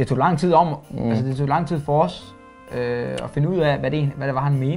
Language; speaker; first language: Danish; native; Danish